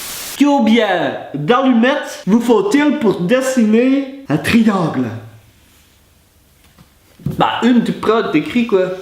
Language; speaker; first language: French; native; French